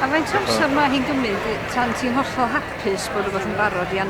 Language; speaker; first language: Welsh; native; Welsh